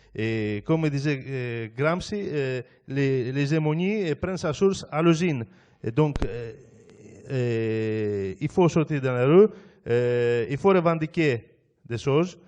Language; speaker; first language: French; non-native, fluent; Greek